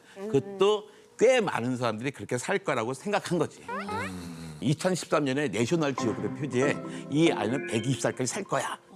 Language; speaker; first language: Korean; native; Korean